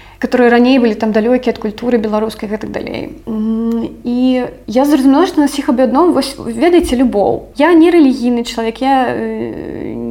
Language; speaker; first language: Belarusian; non-native, local second language; Russian